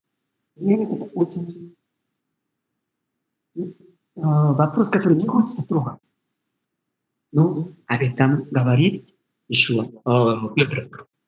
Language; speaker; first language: Russian; non-native, learner; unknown